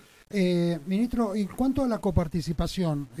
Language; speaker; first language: Spanish; native; Spanish